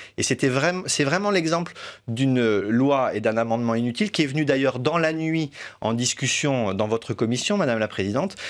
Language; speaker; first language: French; native; French